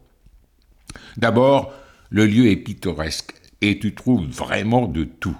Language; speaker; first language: French; native; French